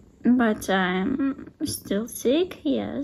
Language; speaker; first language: English; non-native, learner; Russian